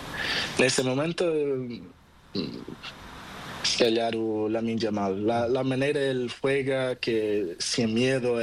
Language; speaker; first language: Spanish; non-native, learner; Portuguese